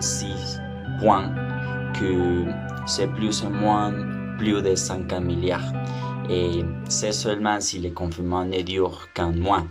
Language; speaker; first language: French; non-native, learner; Spanish